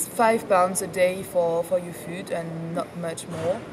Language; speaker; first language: English; non-native, fluent; French